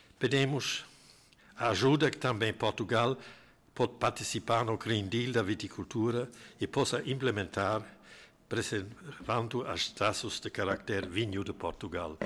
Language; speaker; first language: Portuguese; non-native, fluent; German